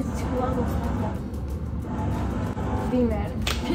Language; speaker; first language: Turkish; early bilingual, heritage; Turkish